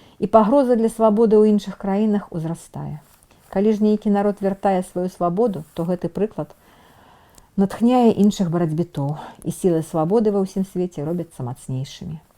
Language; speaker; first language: Belarusian; non-native, local second language; Russian